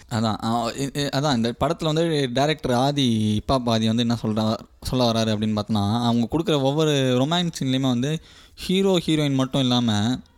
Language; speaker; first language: Tamil; native; Tamil